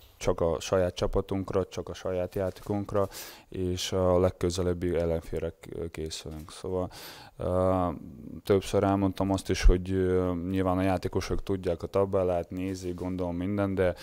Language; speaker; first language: Hungarian; non-native, learner; Russian